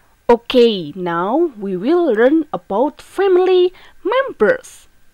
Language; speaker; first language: English; non-native, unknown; Indonesian